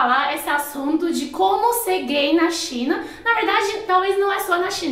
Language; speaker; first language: Portuguese; non-native, fluent; Chinese